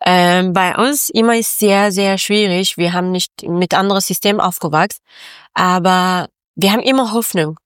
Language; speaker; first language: German; non-native, learner; Persian